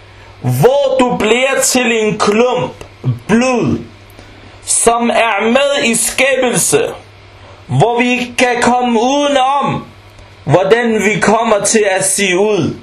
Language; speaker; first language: Danish; non-native, fluent; Arabic